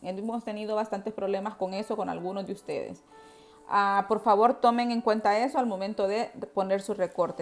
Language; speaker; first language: Spanish; native; Spanish